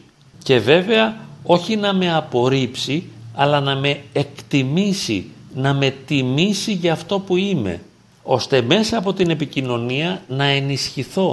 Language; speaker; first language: Greek; native; Greek